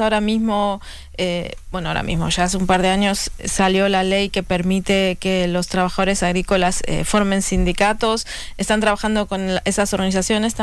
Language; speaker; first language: Spanish; native; Spanish